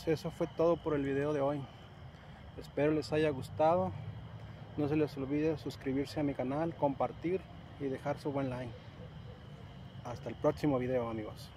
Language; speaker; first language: Spanish; native; Spanish